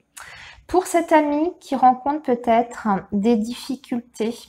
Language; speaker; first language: French; native; French